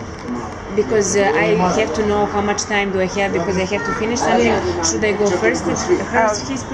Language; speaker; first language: English; non-native, fluent; Serbian